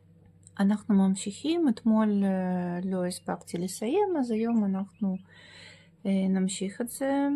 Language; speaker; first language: Hebrew; non-native, fluent; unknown